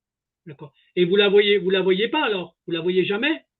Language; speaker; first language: French; native; French